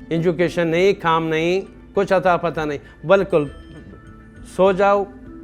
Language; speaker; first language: Hindi; non-native, learner; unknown